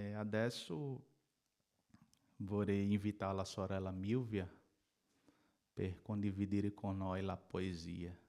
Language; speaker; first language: Italian; non-native, learner; Portuguese